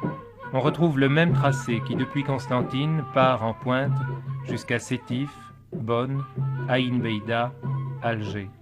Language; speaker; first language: French; native; French